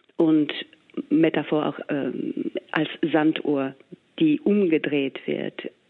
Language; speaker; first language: German; non-native, fluent; English